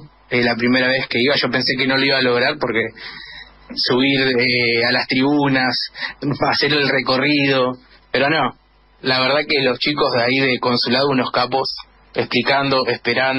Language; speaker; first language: Spanish; native; Spanish